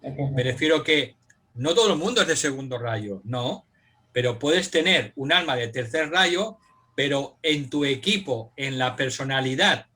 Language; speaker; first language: Spanish; native; Spanish